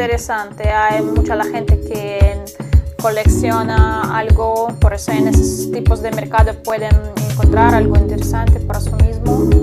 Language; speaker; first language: Spanish; non-native, fluent; Russian